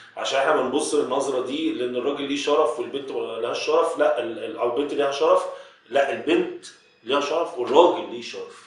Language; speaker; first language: Arabic; native; Arabic